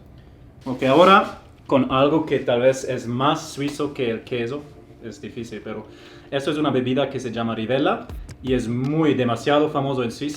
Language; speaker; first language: Spanish; non-native, fluent; German